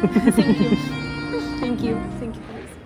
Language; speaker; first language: English; non-native, fluent; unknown